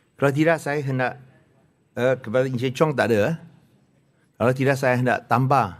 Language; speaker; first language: Malay; non-native, local second language; Chinese